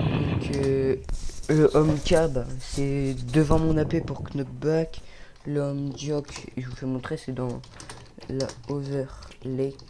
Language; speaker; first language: French; native; French